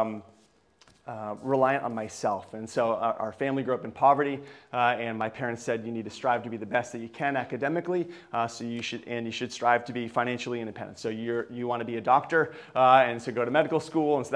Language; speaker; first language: English; native; English